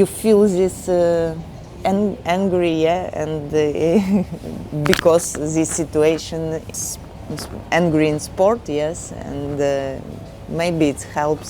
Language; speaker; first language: English; non-native, learner; Ukrainian